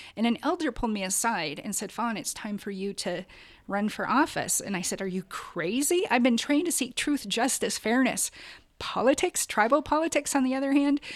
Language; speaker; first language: English; native; English